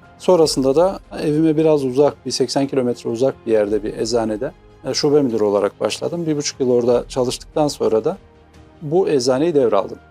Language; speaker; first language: Turkish; native; Turkish